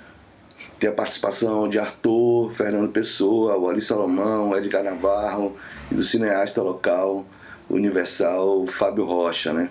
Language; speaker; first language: Portuguese; native; Portuguese